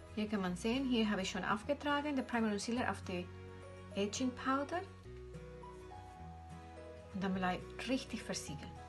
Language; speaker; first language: German; non-native, fluent; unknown